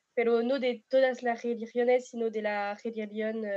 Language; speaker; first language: Spanish; non-native, fluent; French